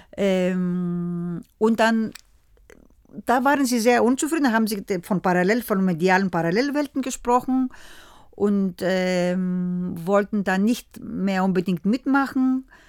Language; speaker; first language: German; early bilingual, other home language; Greek